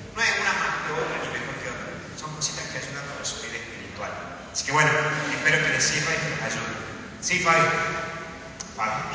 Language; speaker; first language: Spanish; native; Spanish